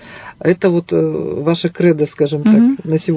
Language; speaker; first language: Russian; native; Russian